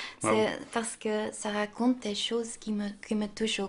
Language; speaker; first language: French; non-native, local second language; Dutch